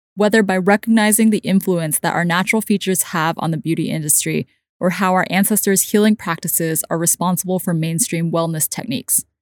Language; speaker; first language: English; non-native, local second language; Cantonese